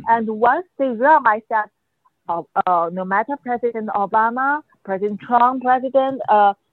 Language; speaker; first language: English; non-native, fluent; Chinese